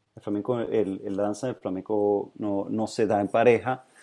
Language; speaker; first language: Spanish; native; Spanish